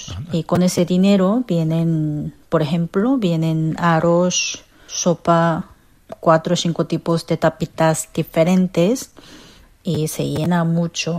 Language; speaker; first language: Spanish; non-native, learner; Korean